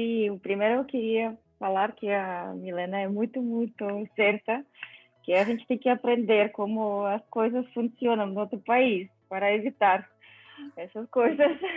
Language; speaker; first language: Portuguese; non-native, fluent; Ukrainian